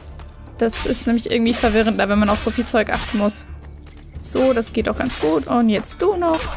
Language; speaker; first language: German; native; German